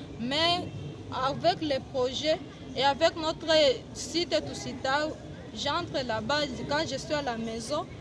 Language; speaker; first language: French; non-native, learner; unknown